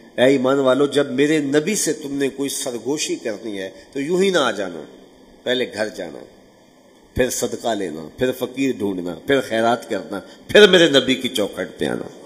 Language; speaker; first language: Urdu; non-native, local second language; Punjabi